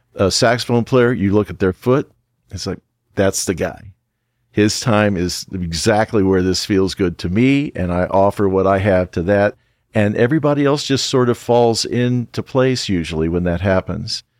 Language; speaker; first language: English; native; English